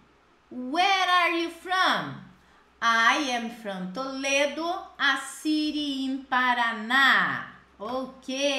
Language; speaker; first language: English; non-native, fluent; Portuguese